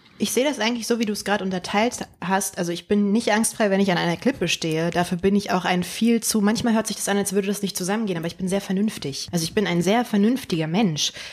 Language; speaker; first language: German; early bilingual, other home language; Polish